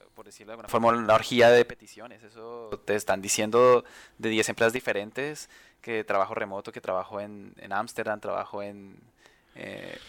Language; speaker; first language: Spanish; native; Spanish